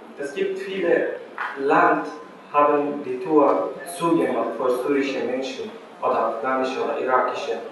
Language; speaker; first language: German; non-native, learner; Arabic